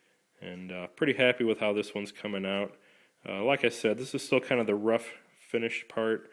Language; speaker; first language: English; native; English